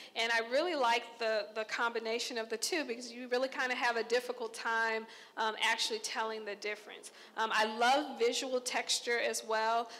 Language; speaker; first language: English; native; English